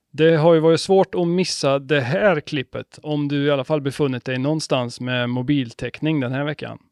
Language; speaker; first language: Swedish; native; Swedish